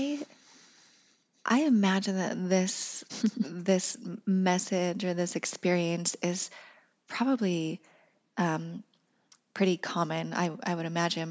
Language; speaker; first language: English; native; English